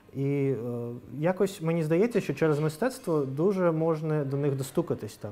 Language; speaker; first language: Ukrainian; non-native, local second language; Russian